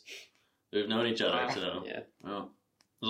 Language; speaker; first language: English; native; English